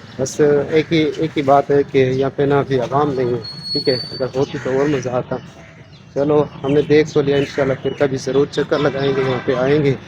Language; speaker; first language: Urdu; non-native, local second language; Saraiki